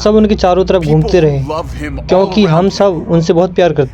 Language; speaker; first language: Hindi; native; Hindi